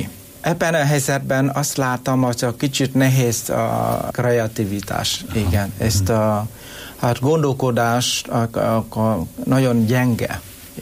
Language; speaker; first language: Hungarian; non-native, learner; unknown